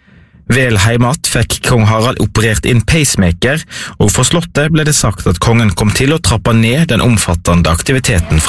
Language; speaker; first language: Norwegian; native; Norwegian